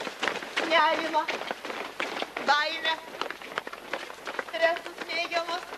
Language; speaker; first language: Lithuanian; native; Lithuanian